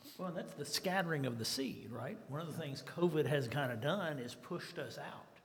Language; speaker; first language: English; native; English